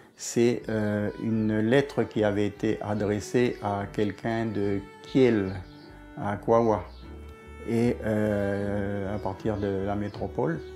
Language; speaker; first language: French; native; French